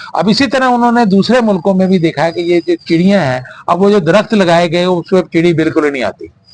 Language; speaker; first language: Urdu; non-native, local second language; Punjabi